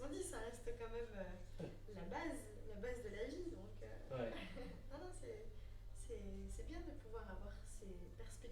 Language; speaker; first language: French; native; French